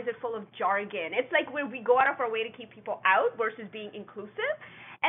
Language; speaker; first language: English; native; English